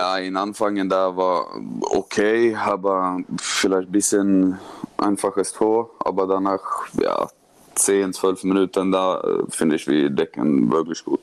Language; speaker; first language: German; non-native, learner; Swedish